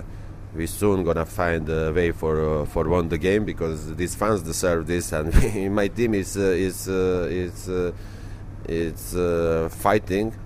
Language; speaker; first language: English; non-native, learner; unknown